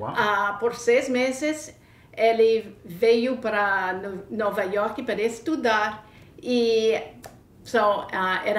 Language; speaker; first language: Portuguese; non-native, fluent; English